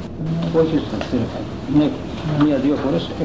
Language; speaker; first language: Greek; non-native, local second language; Turkish